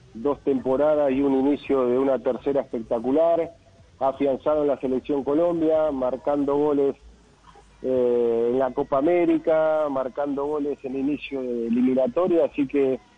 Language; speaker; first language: Spanish; native; Spanish